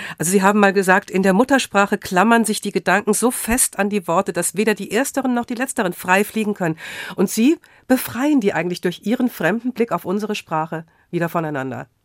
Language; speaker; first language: German; native; German